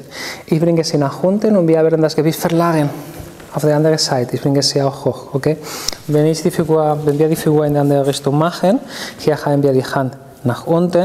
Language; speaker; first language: German; non-native, fluent; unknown